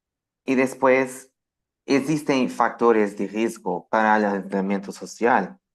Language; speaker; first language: Spanish; non-native, fluent; Portuguese